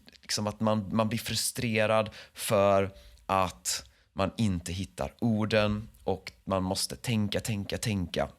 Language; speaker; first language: Swedish; native; Swedish